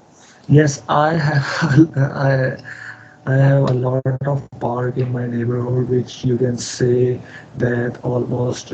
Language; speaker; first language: English; non-native, learner; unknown